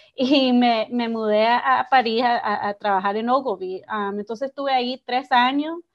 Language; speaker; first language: Spanish; early bilingual, heritage; Spanish